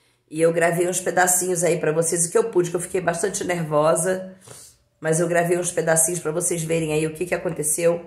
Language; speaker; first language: Portuguese; native; Portuguese